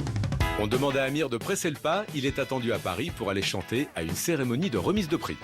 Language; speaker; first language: French; native; French